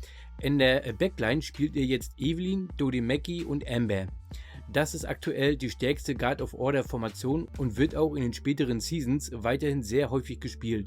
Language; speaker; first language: German; native; German